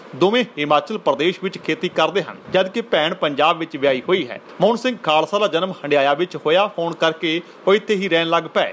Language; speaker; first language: Punjabi; native; Punjabi